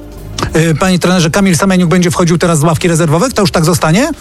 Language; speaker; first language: Polish; native; Polish